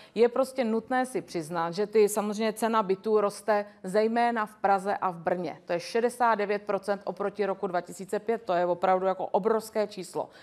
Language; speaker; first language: Czech; native; Czech